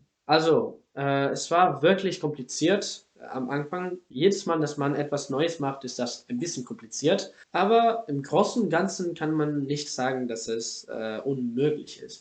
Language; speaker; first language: German; non-native, fluent; Spanish